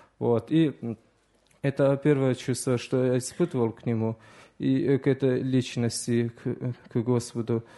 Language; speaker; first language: Russian; early bilingual, other home language; Azerbaijani